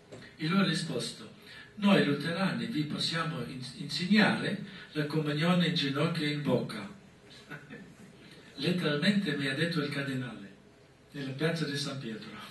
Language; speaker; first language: Italian; non-native, fluent; German